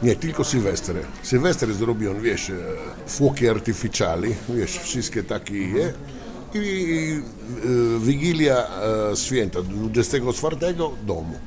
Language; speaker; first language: Polish; non-native, learner; Italian